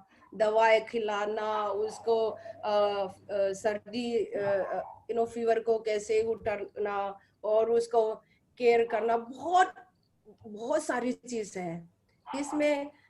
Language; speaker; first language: Hindi; non-native, local second language; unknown